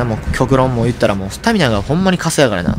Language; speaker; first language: Japanese; native; Japanese